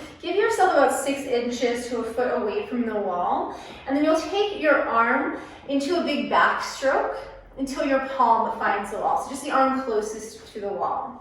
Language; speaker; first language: English; native; English